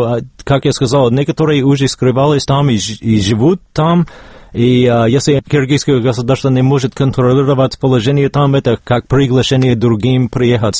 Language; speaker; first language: Russian; non-native, fluent; English